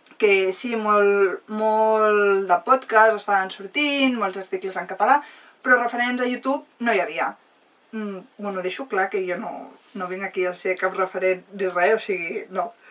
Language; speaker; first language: Catalan; non-native, local second language; Spanish